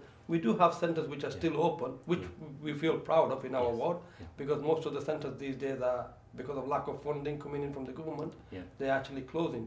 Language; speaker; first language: English; native; English